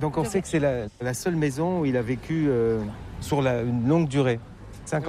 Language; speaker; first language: French; native; French